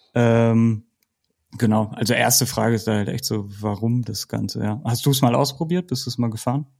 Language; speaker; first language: German; native; German